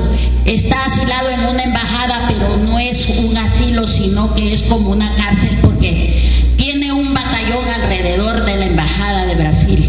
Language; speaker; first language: Spanish; native; Spanish